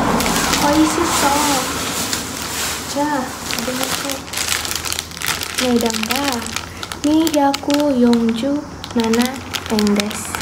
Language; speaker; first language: Japanese; non-native, learner; Indonesian